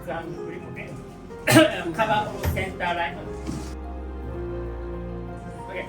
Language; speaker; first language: English; non-native, learner; Japanese